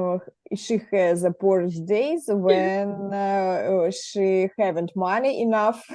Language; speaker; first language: English; non-native, learner; Russian